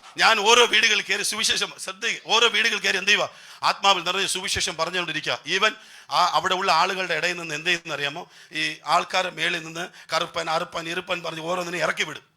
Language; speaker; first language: Malayalam; non-native, local second language; Tamil